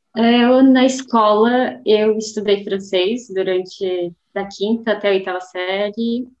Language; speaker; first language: Portuguese; native; Portuguese